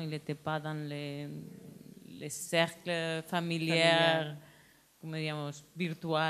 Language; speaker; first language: French; non-native, learner; Spanish